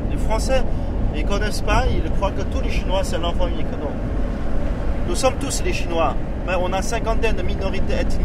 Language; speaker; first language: French; non-native, fluent; Chinese